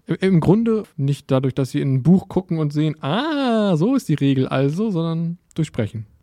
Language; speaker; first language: German; native; German